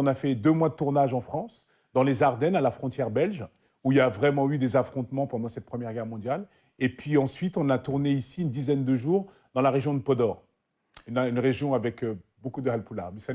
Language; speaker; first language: French; native; French